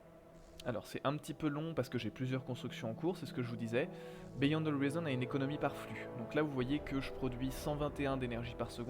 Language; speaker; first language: French; native; French